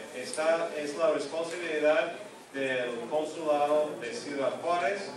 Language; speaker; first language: Spanish; non-native, fluent; English